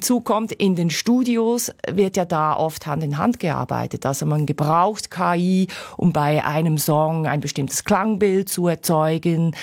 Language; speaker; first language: German; native; German